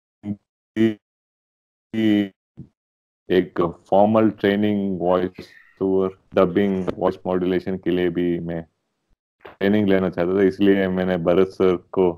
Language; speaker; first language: Hindi; non-native, local second language; Telugu